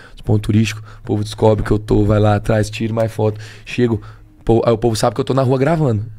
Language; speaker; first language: Portuguese; native; Portuguese